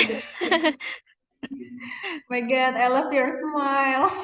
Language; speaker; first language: English; non-native, learner; Indonesian